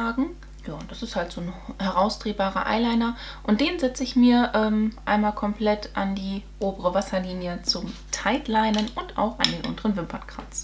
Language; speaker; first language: German; native; German